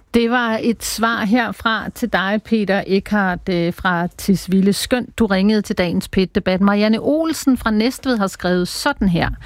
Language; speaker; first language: Danish; native; Danish